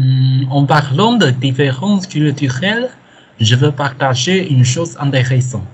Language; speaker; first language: French; non-native, learner; Chinese